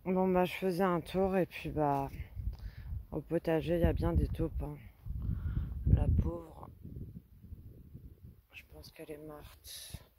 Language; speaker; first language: French; native; French